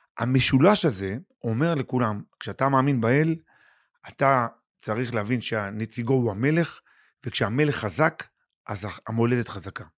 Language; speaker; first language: Hebrew; native; Hebrew